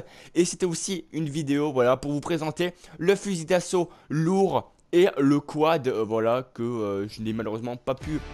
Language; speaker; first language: French; native; French